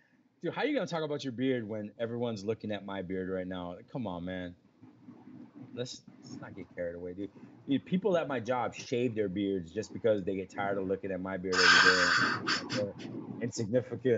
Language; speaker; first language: English; native; English